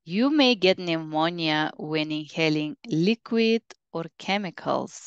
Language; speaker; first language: English; non-native, fluent; Bulgarian